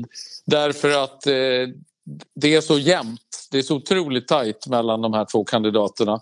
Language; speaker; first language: Swedish; native; Swedish